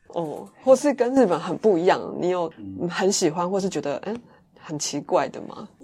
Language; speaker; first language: Chinese; native; Chinese